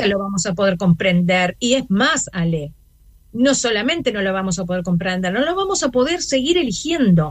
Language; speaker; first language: Spanish; native; Spanish